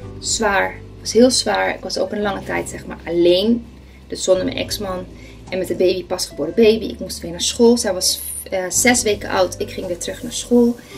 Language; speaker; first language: Dutch; non-native, fluent; Spanish